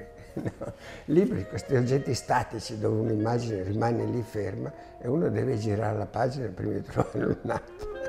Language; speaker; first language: Italian; native; Italian